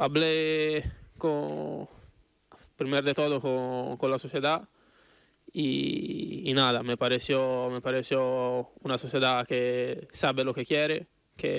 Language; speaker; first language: Spanish; non-native, learner; Italian